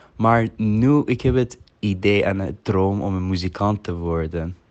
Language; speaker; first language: Dutch; non-native, fluent; Persian